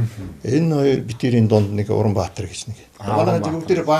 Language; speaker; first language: Mongolian; native; Mongolian